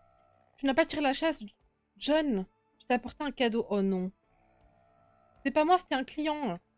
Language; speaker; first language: French; native; French